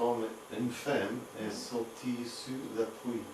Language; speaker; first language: French; non-native, learner; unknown